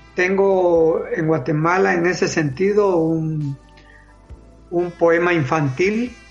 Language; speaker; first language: Spanish; native; Spanish